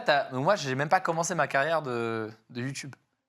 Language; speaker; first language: French; native; French